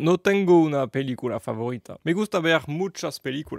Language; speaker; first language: Spanish; non-native, learner; French